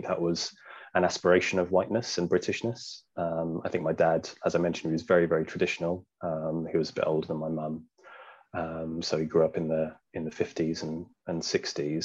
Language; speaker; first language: English; native; English